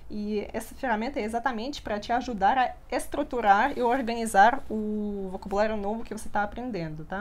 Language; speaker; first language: Portuguese; non-native, fluent; Russian